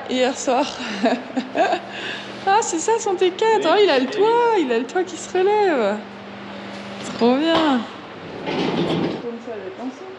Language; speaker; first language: French; native; French